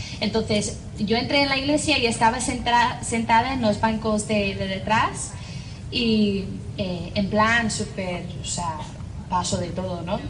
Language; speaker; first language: Spanish; non-native, fluent; English